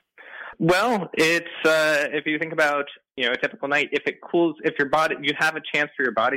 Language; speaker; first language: English; native; English